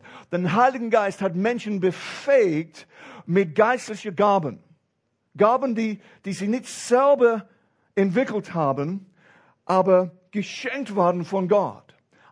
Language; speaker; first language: German; non-native, fluent; English